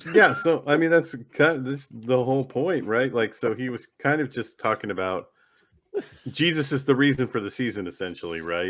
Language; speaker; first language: English; native; English